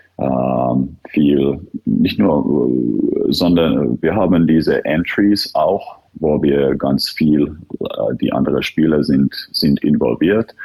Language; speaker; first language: German; non-native, fluent; Finnish